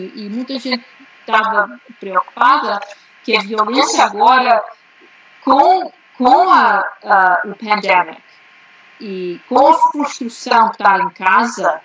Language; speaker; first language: Portuguese; early bilingual, heritage; Portuguese